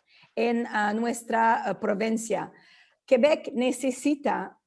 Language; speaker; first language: Spanish; non-native, fluent; French